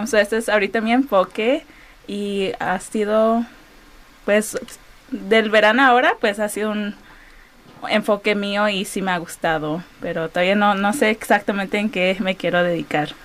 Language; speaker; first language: Spanish; early bilingual, heritage; Spanish